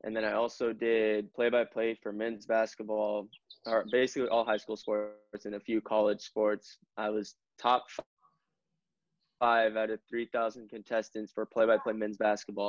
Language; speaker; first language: English; native; English